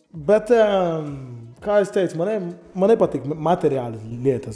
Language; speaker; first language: Latvian; non-native, learner; Portuguese